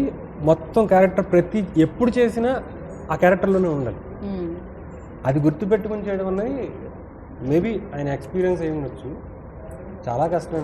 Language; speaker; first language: Telugu; native; Telugu